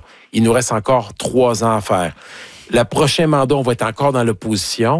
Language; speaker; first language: French; native; French